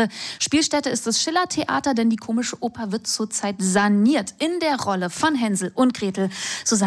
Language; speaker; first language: German; native; German